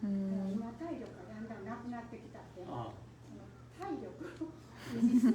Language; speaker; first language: Japanese; native; Japanese